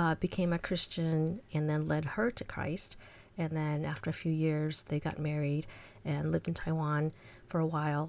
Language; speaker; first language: English; early bilingual, other home language; Chinese